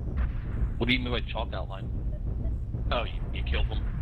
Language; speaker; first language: English; native; English